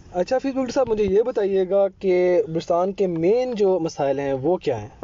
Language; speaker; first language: Urdu; native; Urdu